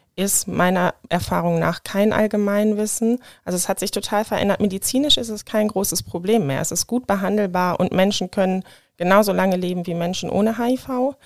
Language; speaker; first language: German; native; German